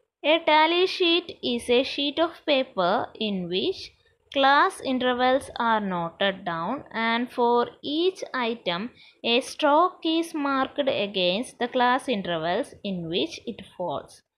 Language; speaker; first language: English; non-native, local second language; Malayalam